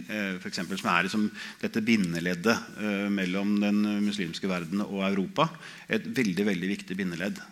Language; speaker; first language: Norwegian; native; Norwegian